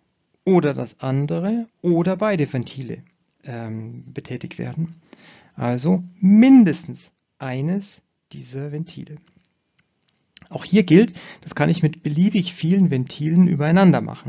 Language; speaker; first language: German; native; German